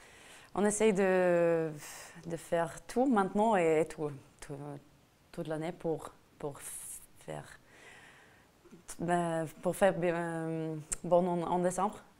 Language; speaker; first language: French; non-native, fluent; Norwegian